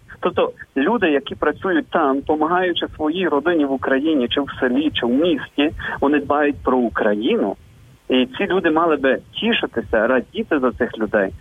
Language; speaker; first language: Ukrainian; native; Ukrainian